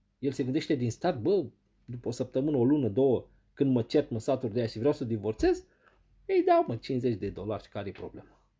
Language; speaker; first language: Romanian; non-native, fluent; Arabic